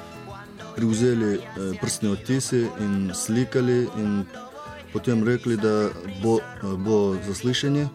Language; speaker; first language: Slovenian; non-native, learner; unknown